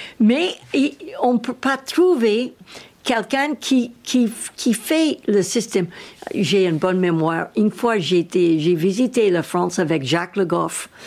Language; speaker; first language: French; non-native, learner; English